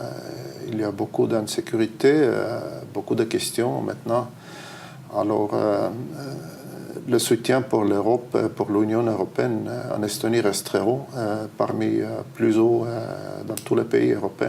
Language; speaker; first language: French; non-native, fluent; Estonian